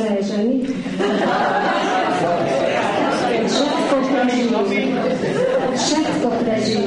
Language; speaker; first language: Slovak; early bilingual, heritage; Slovak